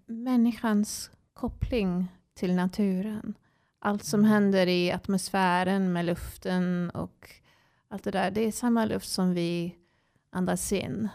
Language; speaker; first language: Swedish; non-native, fluent; English